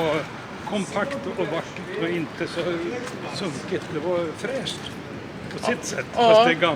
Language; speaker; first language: Swedish; native; Swedish